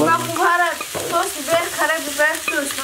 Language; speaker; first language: Turkish; non-native, learner; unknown